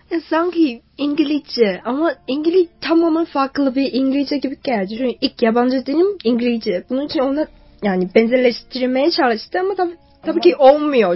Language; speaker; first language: Turkish; non-native, fluent; Chinese